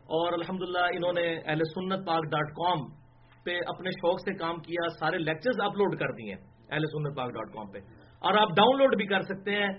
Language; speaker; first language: Urdu; non-native, local second language; Punjabi